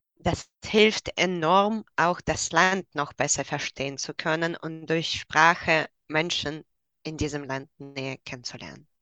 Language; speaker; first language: German; non-native, fluent; Russian